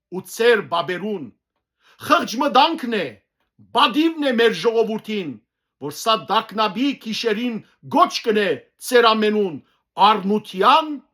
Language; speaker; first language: Armenian; native; Armenian